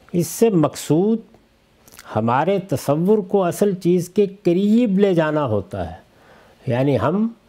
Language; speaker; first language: Urdu; native; Urdu